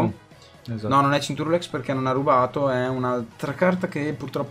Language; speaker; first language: Italian; native; Italian